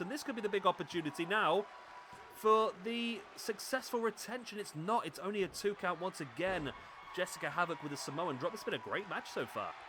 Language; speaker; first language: English; native; English